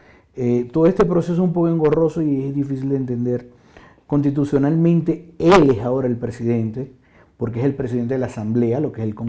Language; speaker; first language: Spanish; native; Spanish